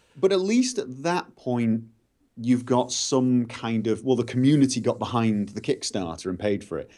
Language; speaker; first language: English; native; English